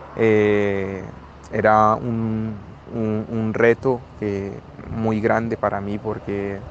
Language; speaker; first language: Spanish; native; Spanish